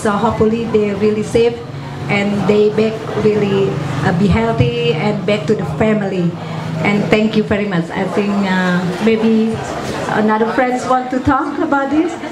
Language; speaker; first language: English; non-native, learner; Indonesian